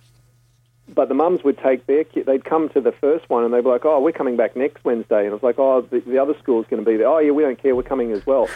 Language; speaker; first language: English; native; English